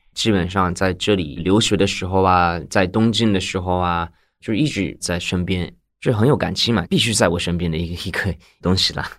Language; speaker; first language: Chinese; non-native, fluent; Japanese